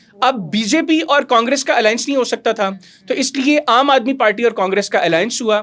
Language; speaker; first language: Urdu; non-native, local second language; Pashto